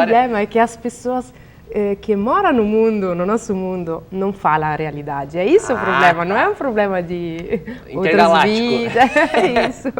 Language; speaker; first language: Portuguese; non-native, learner; Italian